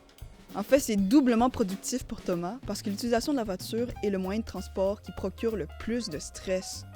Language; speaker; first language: French; native; French